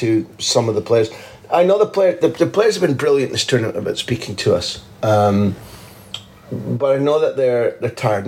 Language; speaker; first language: English; native; English